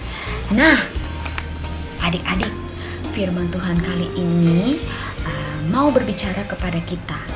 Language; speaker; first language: Indonesian; native; Indonesian